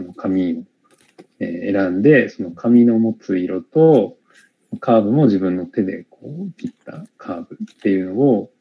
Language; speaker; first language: Japanese; native; Japanese